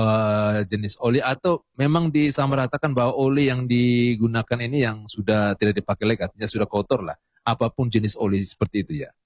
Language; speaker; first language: Indonesian; native; Indonesian